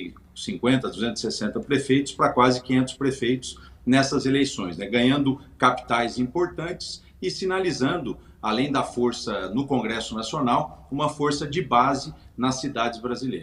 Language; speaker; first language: Portuguese; native; Portuguese